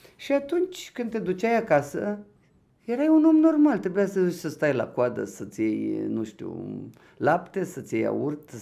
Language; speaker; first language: Romanian; non-native, local second language; Ukrainian